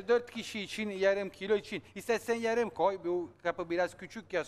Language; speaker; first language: Turkish; non-native, learner; Italian